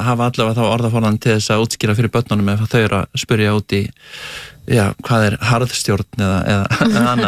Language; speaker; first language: Icelandic; native; Icelandic